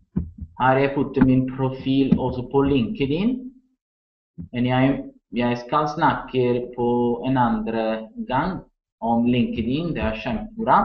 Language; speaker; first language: Norwegian; non-native, learner; Italian